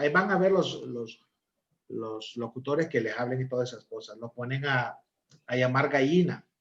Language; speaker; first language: Spanish; native; Spanish